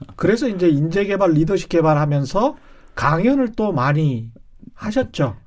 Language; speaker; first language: Korean; native; Korean